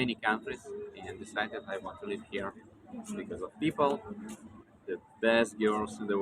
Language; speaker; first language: English; non-native, learner; Russian